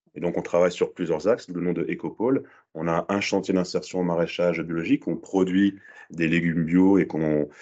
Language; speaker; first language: French; native; French